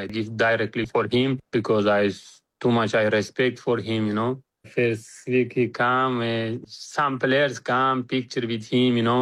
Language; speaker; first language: English; non-native, learner; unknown